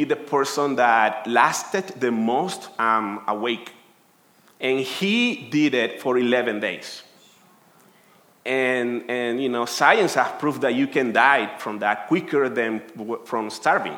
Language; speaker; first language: English; non-native, fluent; Spanish